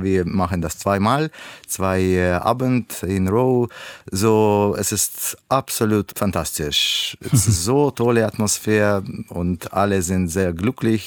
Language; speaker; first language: German; non-native, learner; Russian